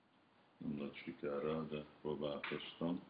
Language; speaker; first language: Hungarian; early bilingual, heritage; Hungarian